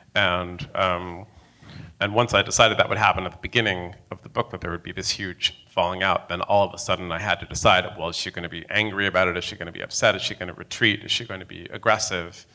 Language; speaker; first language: English; native; English